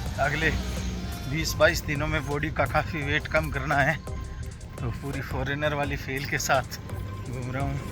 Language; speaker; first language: Hindi; native; Hindi